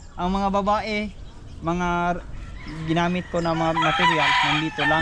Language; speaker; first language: Filipino; native; Filipino